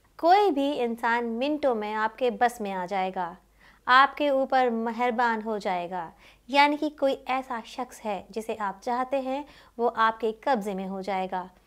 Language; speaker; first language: Hindi; native; Hindi